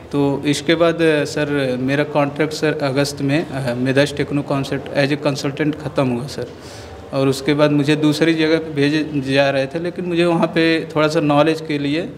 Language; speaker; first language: Hindi; native; Hindi